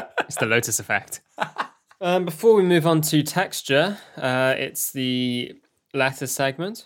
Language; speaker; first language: English; native; English